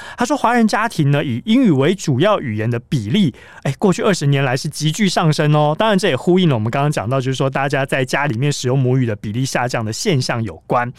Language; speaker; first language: Chinese; native; Chinese